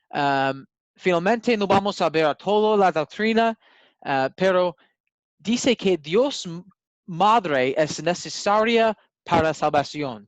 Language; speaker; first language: Spanish; non-native, learner; English